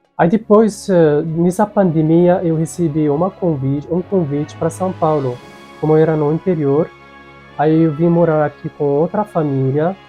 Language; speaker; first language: Portuguese; non-native, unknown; Arabic